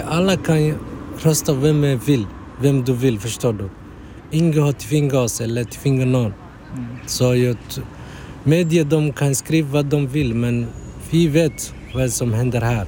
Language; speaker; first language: Swedish; non-native, fluent; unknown